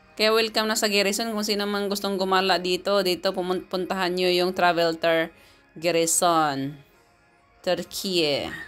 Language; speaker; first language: Filipino; native; Filipino